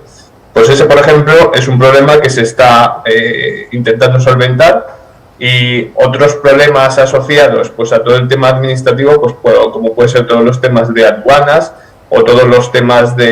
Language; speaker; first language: Spanish; native; Spanish